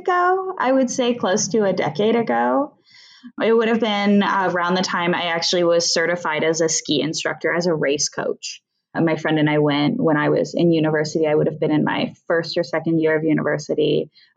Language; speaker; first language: English; native; English